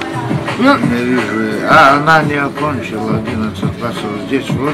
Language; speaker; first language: Russian; non-native, local second language; Lithuanian